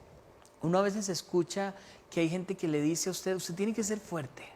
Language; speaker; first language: Spanish; native; Spanish